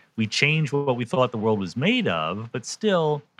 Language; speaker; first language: English; native; English